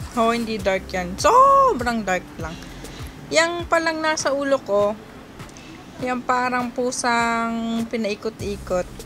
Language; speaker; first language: Filipino; native; Filipino